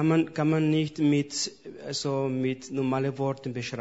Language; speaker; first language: German; non-native, fluent; Spanish